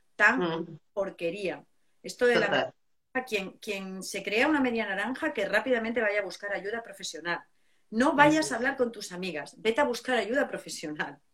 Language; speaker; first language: Spanish; native; Spanish